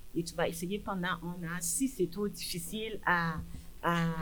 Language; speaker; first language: French; non-native, fluent; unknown